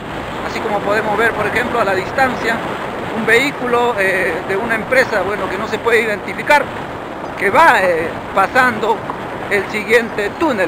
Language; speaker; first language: Spanish; native; Spanish